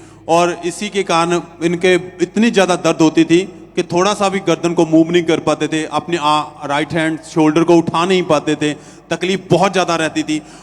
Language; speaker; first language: Hindi; native; Hindi